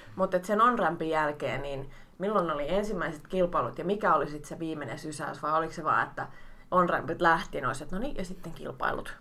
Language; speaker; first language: Finnish; native; Finnish